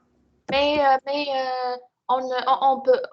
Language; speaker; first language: French; non-native, learner; Arabic